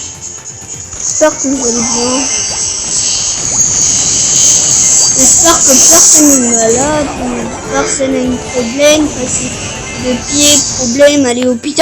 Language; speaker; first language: French; early bilingual, other home language; Romanian